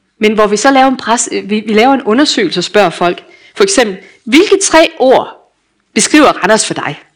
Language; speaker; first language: Danish; native; Danish